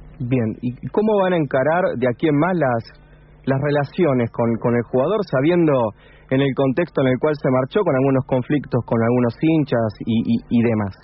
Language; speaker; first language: Spanish; native; Spanish